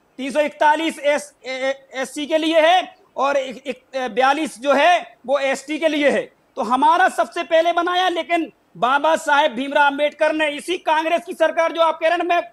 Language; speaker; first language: Hindi; native; Hindi